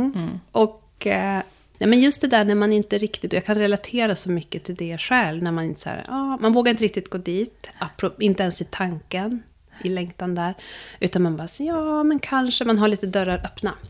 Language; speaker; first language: Swedish; native; Swedish